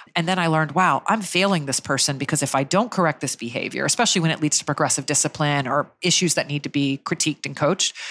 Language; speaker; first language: English; native; English